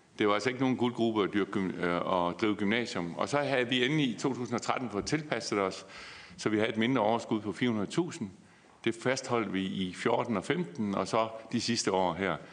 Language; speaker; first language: Danish; native; Danish